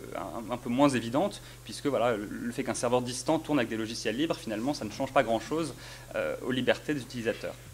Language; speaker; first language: French; native; French